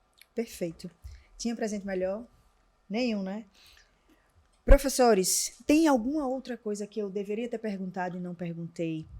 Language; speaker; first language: Portuguese; native; Portuguese